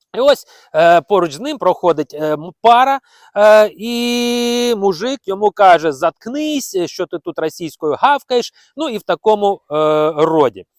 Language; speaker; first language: Ukrainian; non-native, local second language; Russian